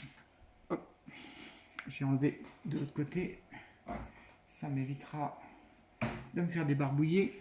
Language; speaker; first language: French; native; French